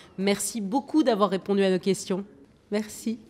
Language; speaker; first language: French; native; French